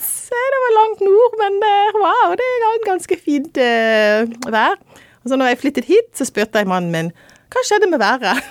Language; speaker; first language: Norwegian; non-native, fluent; English